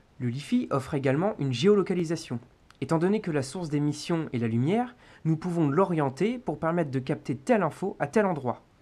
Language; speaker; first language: French; native; French